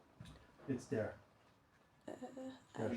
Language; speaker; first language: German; non-native, learner; English